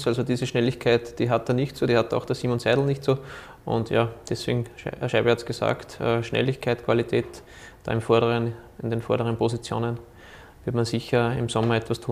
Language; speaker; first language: German; native; German